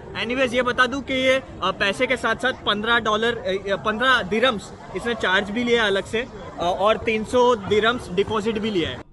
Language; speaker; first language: Hindi; native; Hindi